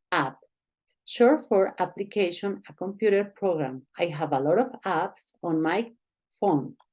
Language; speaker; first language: English; non-native, learner; Spanish